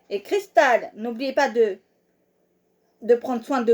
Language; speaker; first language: French; native; French